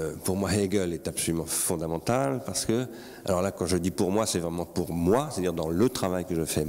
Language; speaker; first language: French; native; French